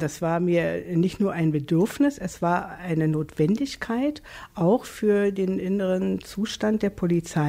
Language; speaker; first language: German; native; German